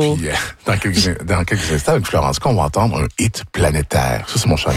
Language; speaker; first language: French; native; French